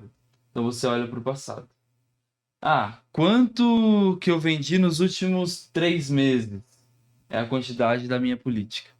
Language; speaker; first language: Portuguese; native; Portuguese